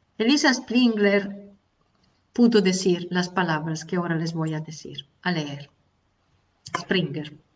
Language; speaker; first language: Spanish; non-native, fluent; Italian